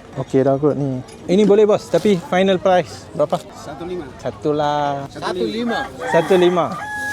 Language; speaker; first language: Malay; native; Malay